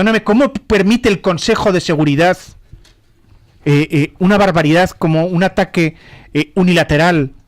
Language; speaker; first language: Spanish; native; Spanish